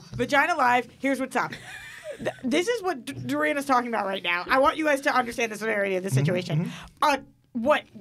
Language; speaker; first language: English; native; English